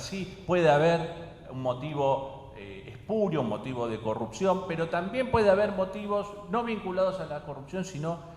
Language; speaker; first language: Spanish; native; Spanish